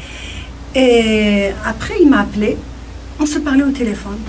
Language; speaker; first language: French; non-native, local second language; Kabyle